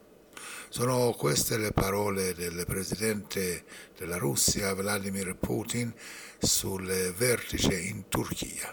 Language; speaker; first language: Italian; non-native, fluent; Persian